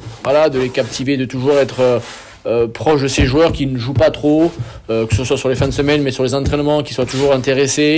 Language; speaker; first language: French; native; French